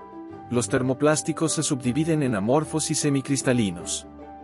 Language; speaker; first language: Spanish; native; Spanish